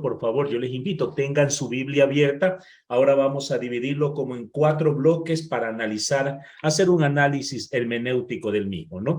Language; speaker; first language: Spanish; native; Spanish